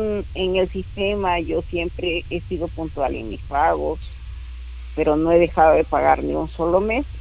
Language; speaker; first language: Spanish; native; Spanish